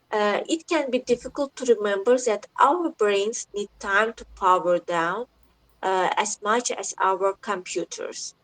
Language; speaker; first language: English; non-native, learner; Azerbaijani